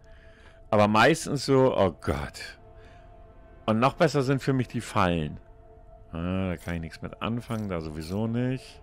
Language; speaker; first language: German; native; German